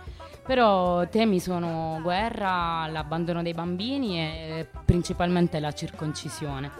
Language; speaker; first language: Italian; native; Italian